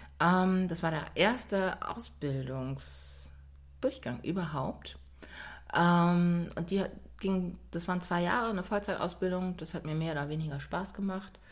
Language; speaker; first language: German; native; German